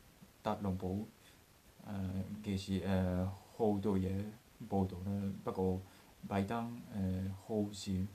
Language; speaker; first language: Chinese; non-native, learner; Japanese